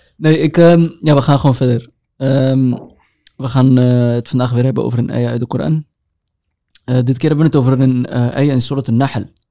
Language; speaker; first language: Dutch; early bilingual, other home language; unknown